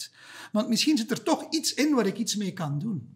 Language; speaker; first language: Dutch; native; Dutch